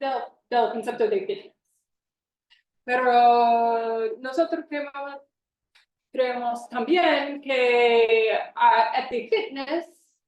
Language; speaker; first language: Spanish; non-native, fluent; English